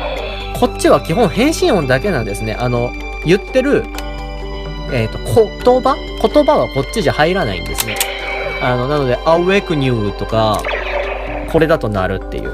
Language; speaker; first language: Japanese; native; Japanese